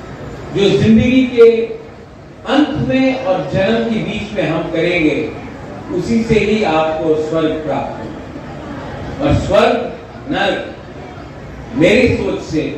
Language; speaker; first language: Hindi; non-native, local second language; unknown